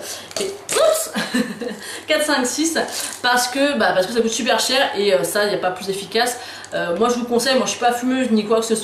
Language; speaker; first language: French; native; French